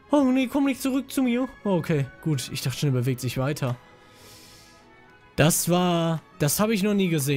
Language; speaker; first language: German; native; German